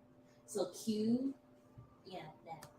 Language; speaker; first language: English; native; English